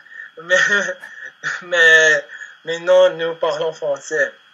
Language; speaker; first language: French; non-native, learner; Spanish